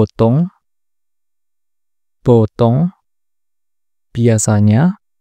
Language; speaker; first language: Korean; non-native, learner; Indonesian